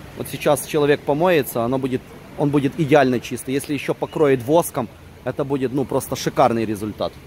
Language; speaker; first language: Russian; non-native, local second language; Ukrainian